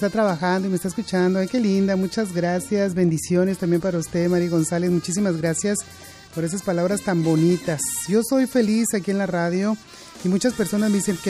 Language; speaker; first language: Spanish; native; Spanish